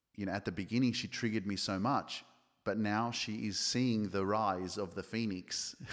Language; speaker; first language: English; early bilingual, other home language; Polish